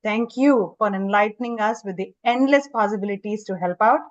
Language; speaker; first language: English; non-native, local second language; Kannada